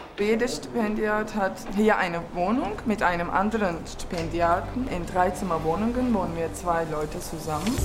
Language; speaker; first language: German; non-native, fluent; Turkish